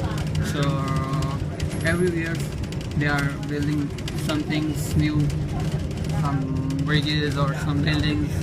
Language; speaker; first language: English; non-native, fluent; Urdu